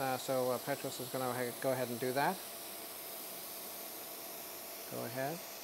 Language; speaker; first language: English; native; English